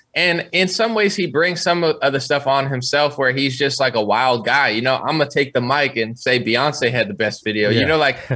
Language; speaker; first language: English; native; English